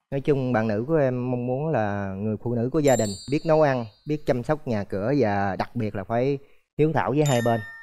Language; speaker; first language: Vietnamese; native; Vietnamese